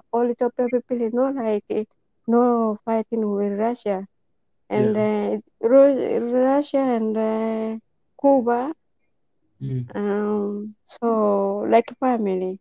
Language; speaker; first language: English; non-native, learner; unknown